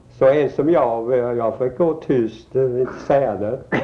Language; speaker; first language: Swedish; early bilingual, heritage; Swedish